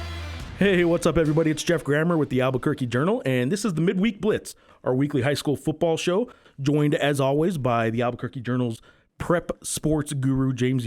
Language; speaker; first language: English; native; English